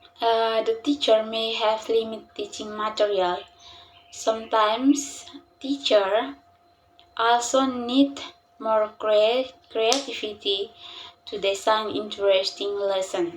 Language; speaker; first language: English; non-native, learner; Indonesian